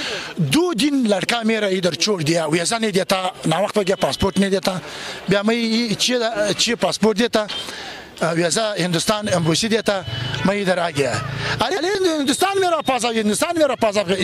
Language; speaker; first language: Hindi; non-native, learner; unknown